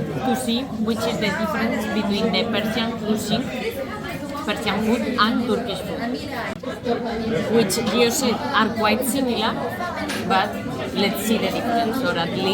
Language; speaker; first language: English; non-native, learner; Spanish